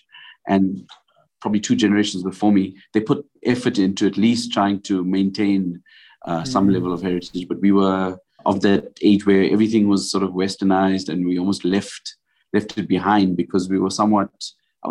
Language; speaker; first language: English; native; English